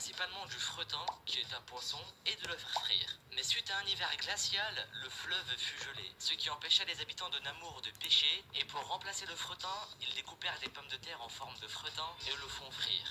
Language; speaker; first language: French; native; French